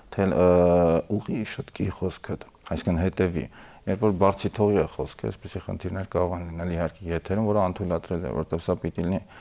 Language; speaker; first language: Armenian; native; Armenian